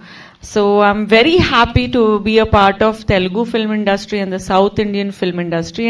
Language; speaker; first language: Telugu; non-native, learner; Hindi